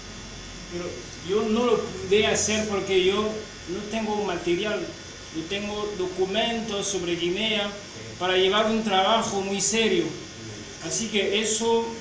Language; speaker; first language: Spanish; non-native, fluent; French